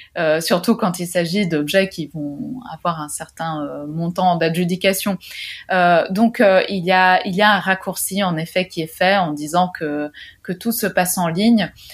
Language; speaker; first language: French; non-native, fluent; Italian